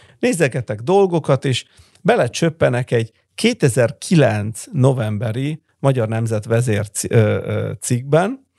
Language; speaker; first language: Hungarian; early bilingual, heritage; Italian